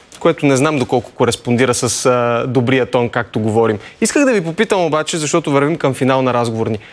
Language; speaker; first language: Bulgarian; native; Bulgarian